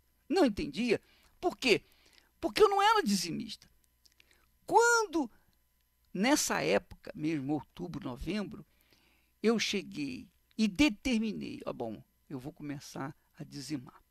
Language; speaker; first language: Portuguese; native; Portuguese